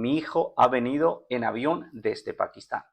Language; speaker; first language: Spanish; non-native, fluent; Urdu